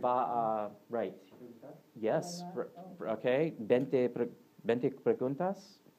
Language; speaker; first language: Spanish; non-native, learner; English